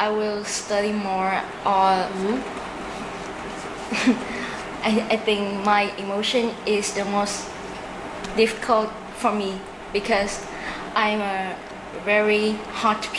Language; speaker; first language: English; non-native, learner; Vietnamese